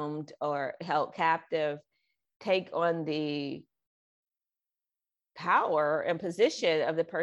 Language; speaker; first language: English; native; English